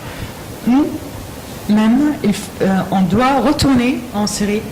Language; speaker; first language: French; non-native, learner; Arabic